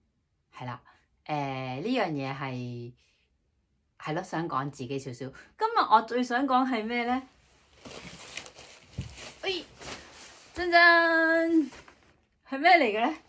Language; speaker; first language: Cantonese; native; Cantonese